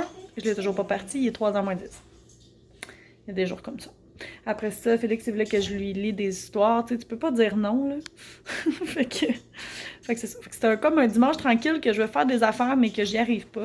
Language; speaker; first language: French; native; French